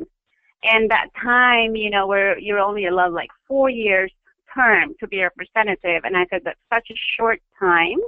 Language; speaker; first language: English; non-native, local second language; Filipino